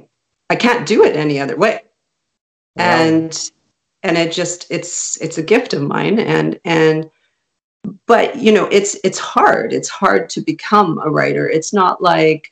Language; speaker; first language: English; non-native, fluent; Hungarian